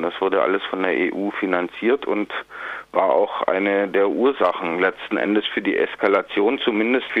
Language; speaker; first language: German; native; German